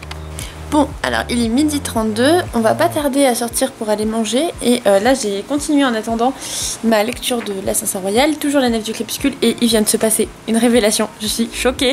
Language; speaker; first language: French; native; French